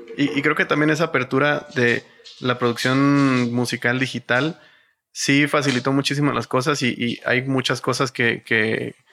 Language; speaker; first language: Spanish; native; Spanish